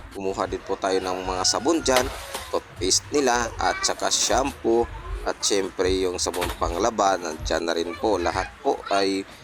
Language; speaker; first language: Filipino; non-native, local second language; Hiligaynon